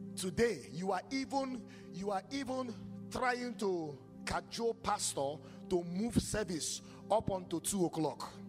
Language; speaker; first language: English; non-native, local second language; Yoruba